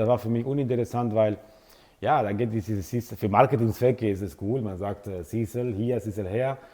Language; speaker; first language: German; non-native, fluent; Italian